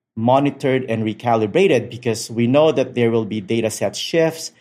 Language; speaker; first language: English; non-native, local second language; Filipino